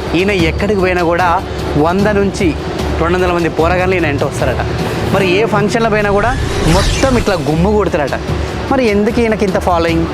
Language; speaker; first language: Telugu; native; Telugu